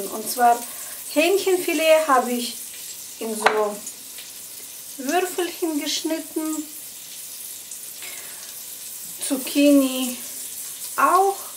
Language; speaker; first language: German; non-native, fluent; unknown